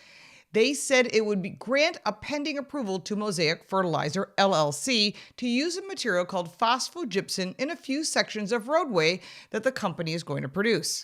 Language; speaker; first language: English; native; English